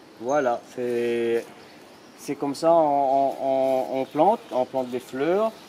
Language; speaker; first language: French; non-native, local second language; Réunion Creole French